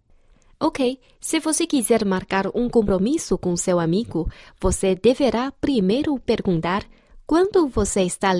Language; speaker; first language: Portuguese; non-native, fluent; Chinese